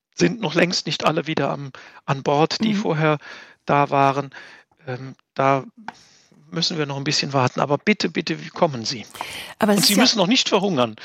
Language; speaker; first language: German; native; German